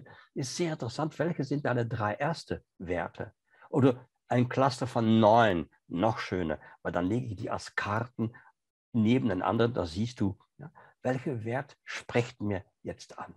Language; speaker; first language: German; non-native, fluent; French